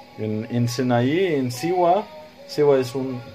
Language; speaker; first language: Spanish; non-native, fluent; Arabic